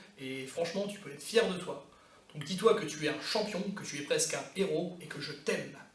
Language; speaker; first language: French; native; French